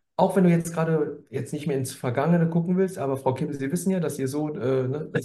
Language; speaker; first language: German; early bilingual, other home language; Korean